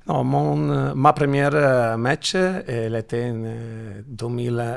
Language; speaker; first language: French; non-native, learner; Italian